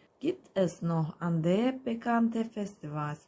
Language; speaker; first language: German; non-native, fluent; Turkish